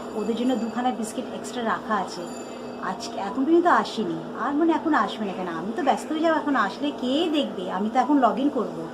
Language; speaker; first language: Bangla; non-native, local second language; Nepali